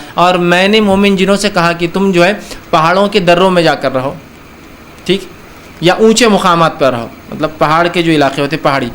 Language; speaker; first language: Urdu; native; Urdu